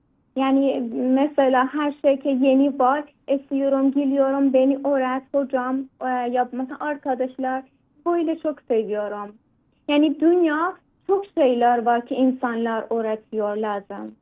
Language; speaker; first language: Turkish; non-native, learner; Persian